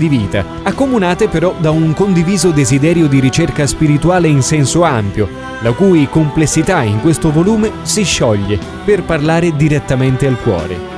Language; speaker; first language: Italian; native; Italian